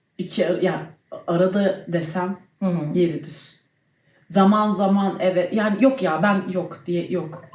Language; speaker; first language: Turkish; early bilingual, heritage; Turkish